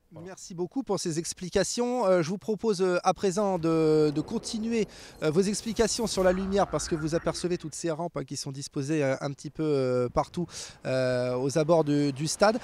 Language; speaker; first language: French; native; French